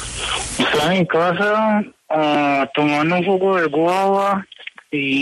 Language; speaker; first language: Spanish; early bilingual, heritage; Spanish